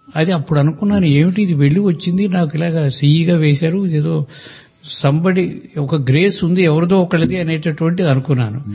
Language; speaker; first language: Telugu; native; Telugu